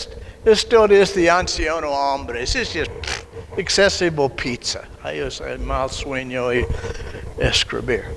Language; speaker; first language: Spanish; non-native, learner; English